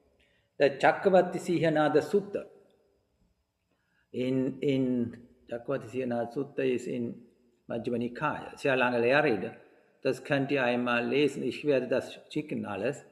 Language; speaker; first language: German; non-native, fluent; Sinhala